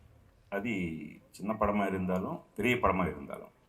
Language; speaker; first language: Tamil; non-native, local second language; Telugu